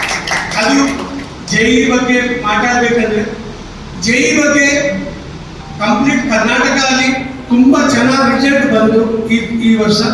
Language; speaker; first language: Kannada; non-native, learner; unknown